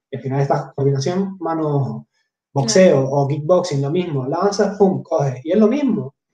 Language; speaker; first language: Spanish; native; Spanish